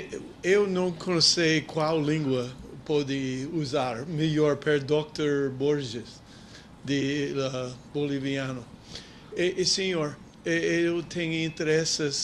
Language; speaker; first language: Portuguese; non-native, learner; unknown